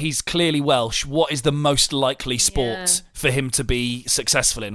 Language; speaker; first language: English; native; English